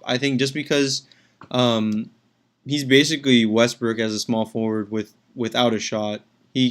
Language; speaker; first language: English; native; English